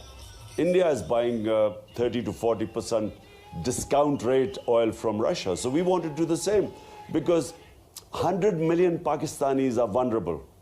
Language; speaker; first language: English; non-native, local second language; Urdu